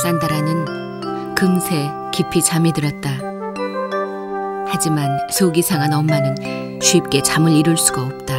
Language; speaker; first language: Korean; native; Korean